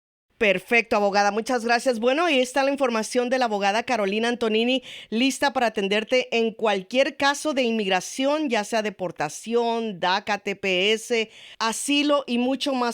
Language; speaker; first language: Spanish; native; Spanish